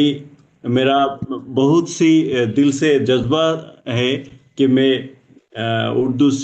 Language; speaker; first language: Hindi; non-native, learner; Bangla